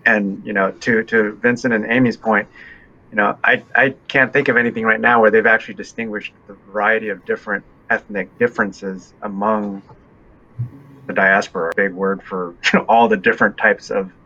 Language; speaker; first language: English; early bilingual, other home language; Chinese